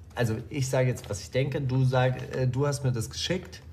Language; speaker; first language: German; native; German